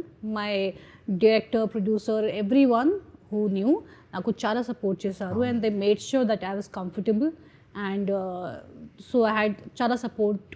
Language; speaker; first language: Telugu; non-native, learner; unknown